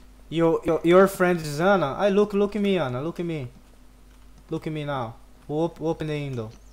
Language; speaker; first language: English; non-native, learner; Portuguese